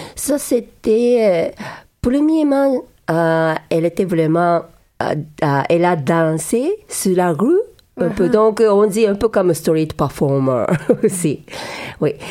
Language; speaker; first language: French; non-native, learner; Japanese